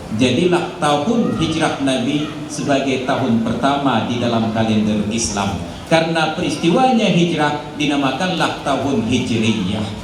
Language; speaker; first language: Malay; non-native, local second language; Achinese